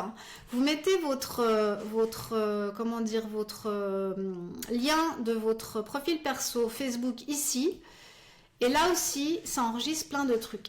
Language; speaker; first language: French; native; French